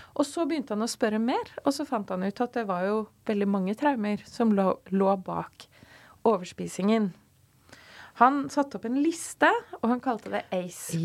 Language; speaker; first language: Norwegian; native; Norwegian